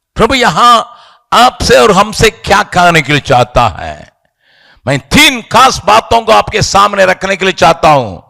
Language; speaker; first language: Hindi; non-native, local second language; Tamil